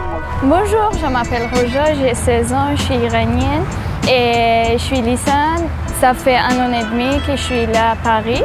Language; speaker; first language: French; non-native, learner; Persian